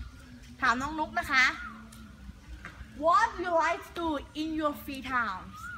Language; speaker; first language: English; non-native, learner; Thai